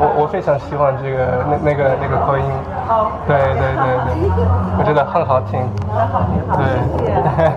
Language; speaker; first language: Chinese; non-native, learner; English